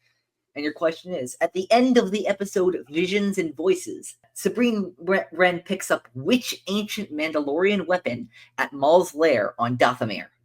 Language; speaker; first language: English; native; English